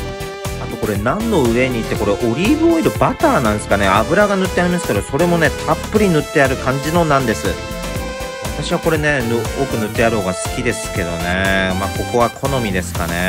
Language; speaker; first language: Japanese; native; Japanese